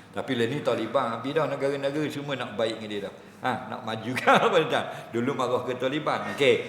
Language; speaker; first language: Malay; native; Malay